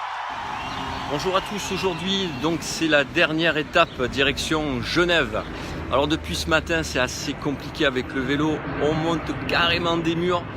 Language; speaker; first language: French; native; French